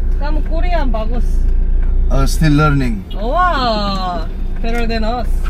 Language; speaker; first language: English; non-native, learner; Korean